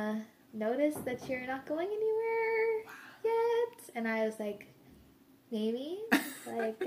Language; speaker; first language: English; native; English